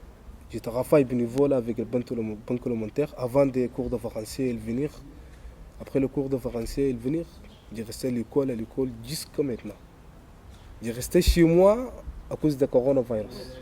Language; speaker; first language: French; non-native, learner; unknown